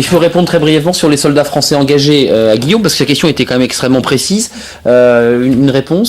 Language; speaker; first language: French; native; French